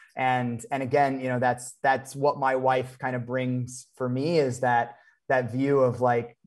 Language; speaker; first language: English; native; English